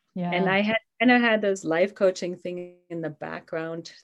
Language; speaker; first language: English; non-native, fluent; German